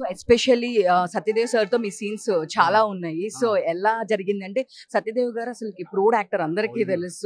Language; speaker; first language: Telugu; native; Telugu